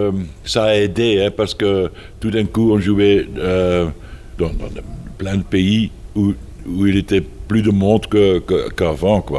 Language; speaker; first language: French; non-native, fluent; Dutch